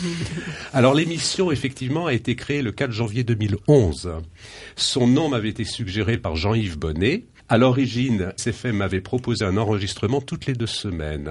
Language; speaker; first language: French; native; French